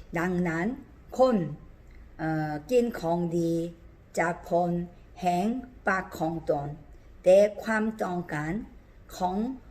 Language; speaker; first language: Thai; non-native, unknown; Korean